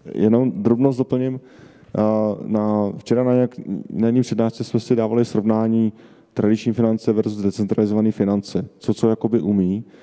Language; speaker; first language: Czech; native; Czech